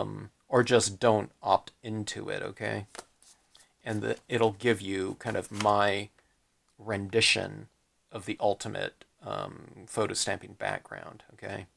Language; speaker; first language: English; native; English